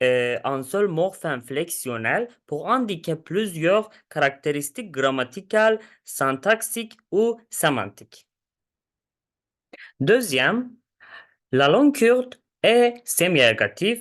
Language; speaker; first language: French; non-native, learner; Kurdish